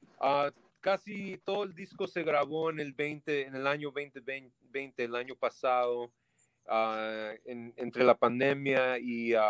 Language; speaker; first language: Spanish; early bilingual, heritage; Spanish